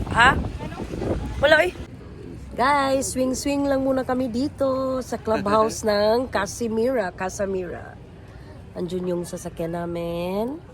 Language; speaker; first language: Filipino; non-native, local second language; Bikol